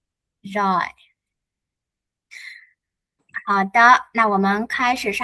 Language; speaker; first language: Chinese; non-native, fluent; Vietnamese